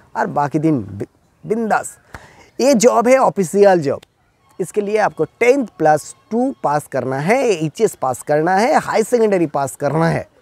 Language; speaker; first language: Hindi; non-native, local second language; Bangla